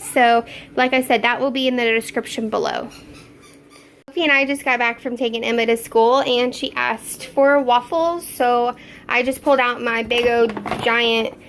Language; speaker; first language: English; native; English